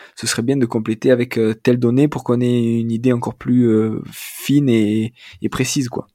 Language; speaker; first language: French; native; French